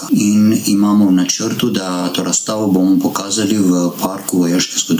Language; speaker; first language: Slovenian; non-native, learner; Armenian